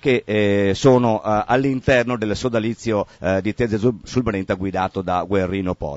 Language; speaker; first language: Italian; native; Italian